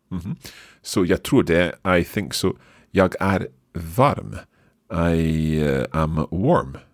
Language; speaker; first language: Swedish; non-native, learner; English